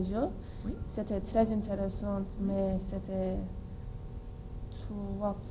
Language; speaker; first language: French; non-native, learner; English